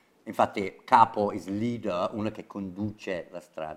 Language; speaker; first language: Italian; non-native, fluent; English